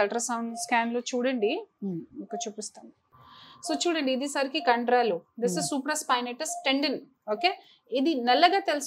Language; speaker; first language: Telugu; non-native, fluent; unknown